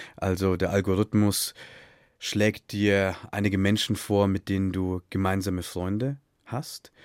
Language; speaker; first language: German; early bilingual, other home language; Tamil